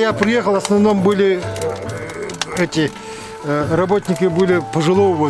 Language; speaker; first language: Russian; native; Russian